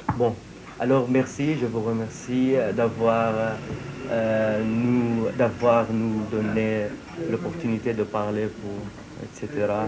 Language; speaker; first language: French; non-native, fluent; Syriac